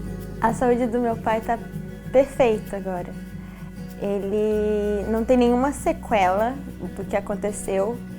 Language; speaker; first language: Portuguese; early bilingual, heritage; Portuguese